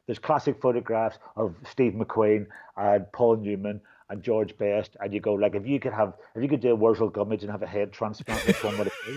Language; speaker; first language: English; native; English